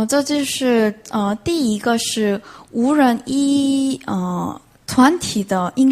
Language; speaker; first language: Chinese; non-native, fluent; Korean